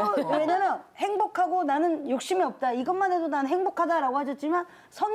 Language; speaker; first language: Korean; native; Korean